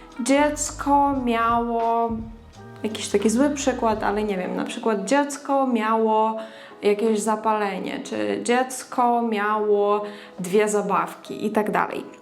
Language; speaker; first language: Polish; non-native, fluent; Ukrainian